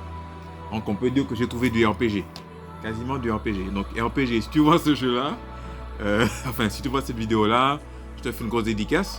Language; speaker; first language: French; native; French